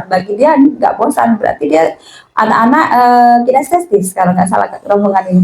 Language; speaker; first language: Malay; non-native, local second language; Javanese